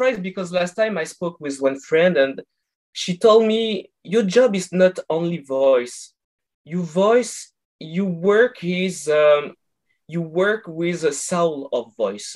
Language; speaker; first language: English; non-native, fluent; French